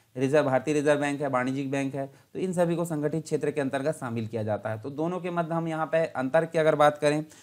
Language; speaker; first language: Hindi; native; Hindi